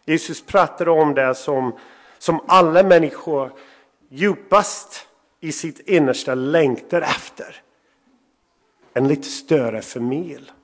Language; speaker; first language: Swedish; non-native, fluent; English